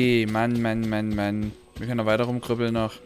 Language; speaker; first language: German; native; German